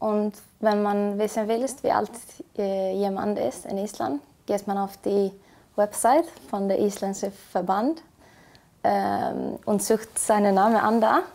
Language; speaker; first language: German; non-native, fluent; Icelandic